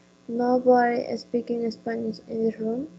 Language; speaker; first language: English; non-native, learner; Spanish